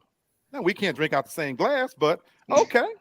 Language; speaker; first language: English; native; English